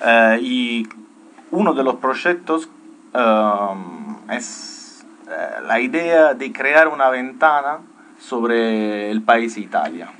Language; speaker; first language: Spanish; non-native, fluent; Italian